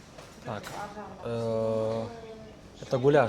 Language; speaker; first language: Russian; non-native, fluent; Lithuanian